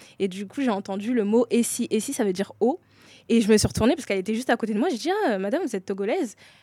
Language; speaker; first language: French; native; French